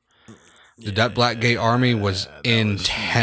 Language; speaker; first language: English; native; English